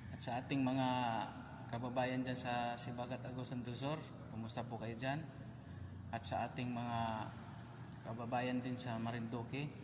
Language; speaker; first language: Filipino; non-native, local second language; Cebuano